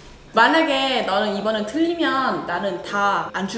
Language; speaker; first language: Korean; non-native, fluent; Thai